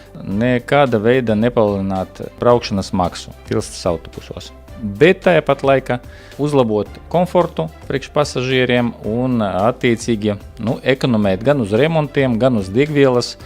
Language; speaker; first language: Latvian; non-native, local second language; Russian